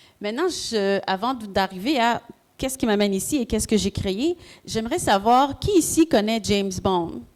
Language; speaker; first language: French; early bilingual, other home language; Haitian Creole